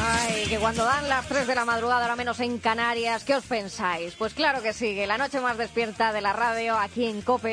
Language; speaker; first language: Spanish; native; Spanish